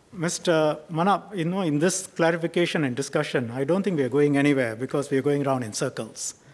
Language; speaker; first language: English; native; English